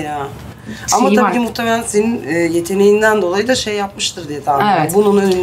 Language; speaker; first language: Turkish; native; Turkish